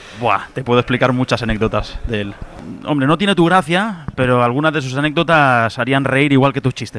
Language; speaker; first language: Spanish; native; Spanish